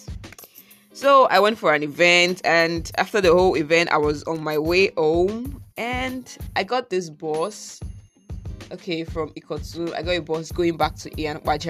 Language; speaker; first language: English; non-native, local second language; Yoruba